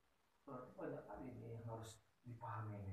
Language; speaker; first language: Indonesian; native; Indonesian